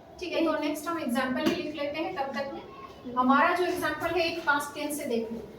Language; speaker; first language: Hindi; native; Hindi